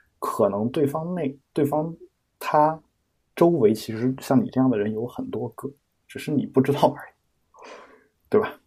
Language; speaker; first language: Chinese; native; Chinese